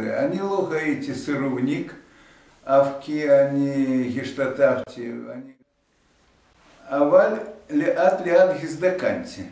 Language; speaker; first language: Hebrew; non-native, fluent; Russian